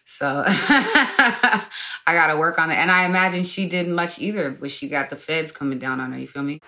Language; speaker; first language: English; native; English